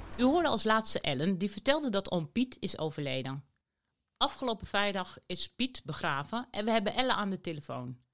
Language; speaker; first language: Dutch; native; Dutch